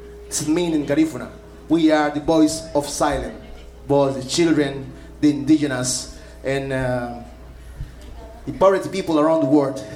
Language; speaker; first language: English; non-native, learner; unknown